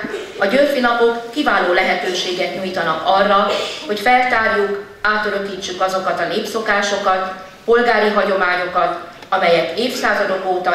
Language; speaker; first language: Hungarian; native; Hungarian